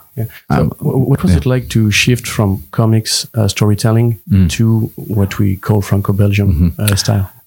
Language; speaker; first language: English; non-native, fluent; French